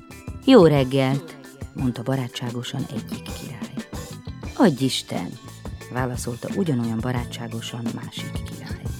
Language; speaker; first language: Hungarian; native; Hungarian